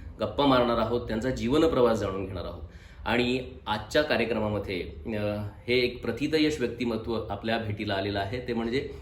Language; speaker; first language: Marathi; native; Marathi